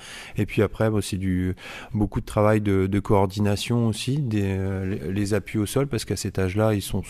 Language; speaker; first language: French; native; French